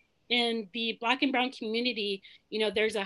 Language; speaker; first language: English; early bilingual, other home language; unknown